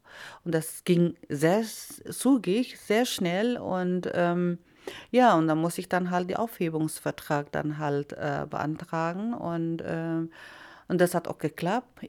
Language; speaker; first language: German; non-native, fluent; Iloko